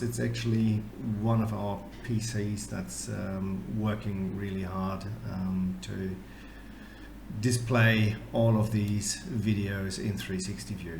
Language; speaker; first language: English; native; English